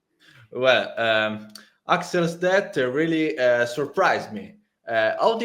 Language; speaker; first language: English; non-native, learner; Italian